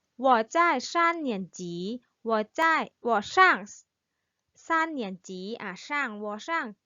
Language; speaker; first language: Chinese; non-native, learner; Thai